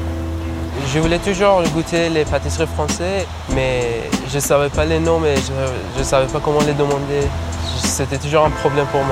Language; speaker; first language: French; non-native, learner; Persian